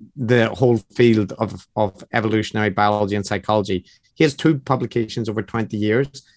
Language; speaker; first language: English; native; English